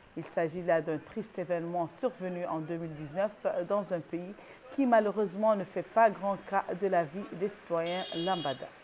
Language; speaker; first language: French; non-native, local second language; Arabic